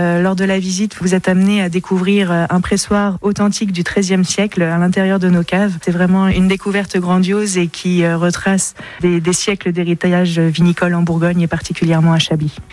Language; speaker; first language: French; native; French